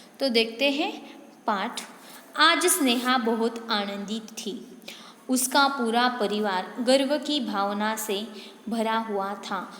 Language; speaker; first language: Hindi; non-native, local second language; Marathi